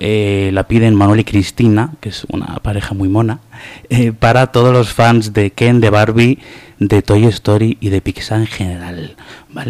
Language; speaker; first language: Spanish; native; Spanish